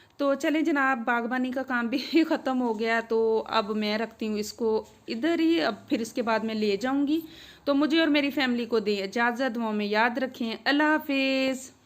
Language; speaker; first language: Urdu; non-native, local second language; Punjabi